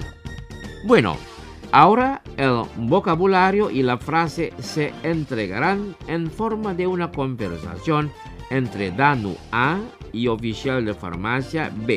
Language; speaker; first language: Spanish; non-native, fluent; Indonesian